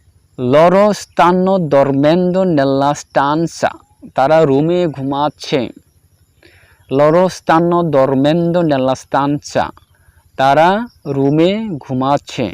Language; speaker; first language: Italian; non-native, fluent; Bangla